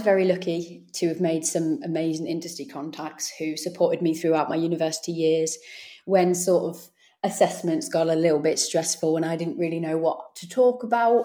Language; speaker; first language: English; native; English